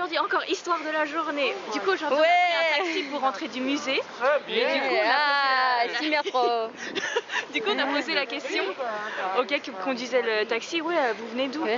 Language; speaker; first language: French; native; French